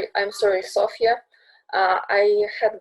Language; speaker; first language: English; non-native, learner; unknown